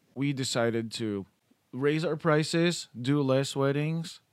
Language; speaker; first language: English; non-native, local second language; Filipino